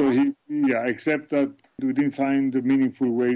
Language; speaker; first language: English; non-native, fluent; Greek